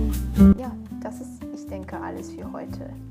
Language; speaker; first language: German; non-native, learner; Portuguese